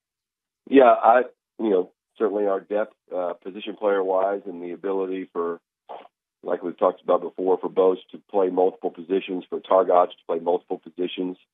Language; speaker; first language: English; native; English